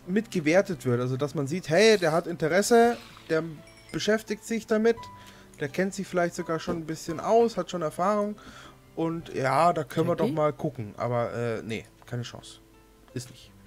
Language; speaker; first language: German; native; German